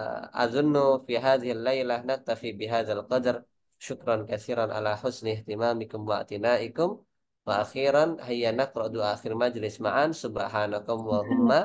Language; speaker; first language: Arabic; non-native, fluent; Indonesian